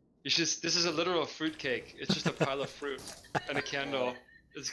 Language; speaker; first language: English; native; English